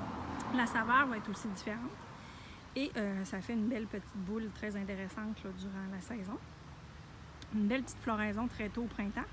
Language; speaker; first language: French; native; French